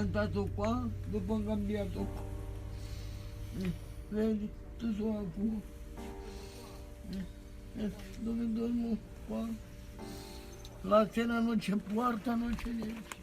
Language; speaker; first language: Italian; non-native, learner; Romanian